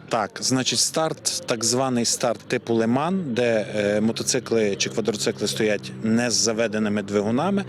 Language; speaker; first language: Ukrainian; native; Ukrainian